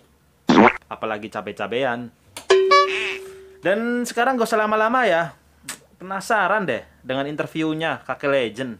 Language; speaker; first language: Indonesian; native; Indonesian